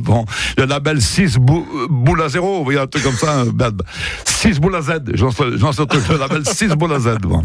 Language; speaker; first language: French; native; French